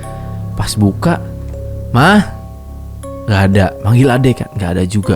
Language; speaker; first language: Indonesian; native; Indonesian